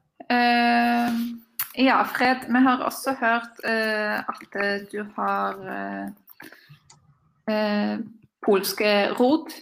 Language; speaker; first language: Norwegian; non-native, fluent; Polish